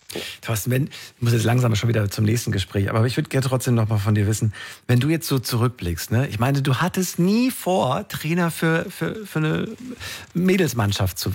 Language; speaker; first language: German; native; German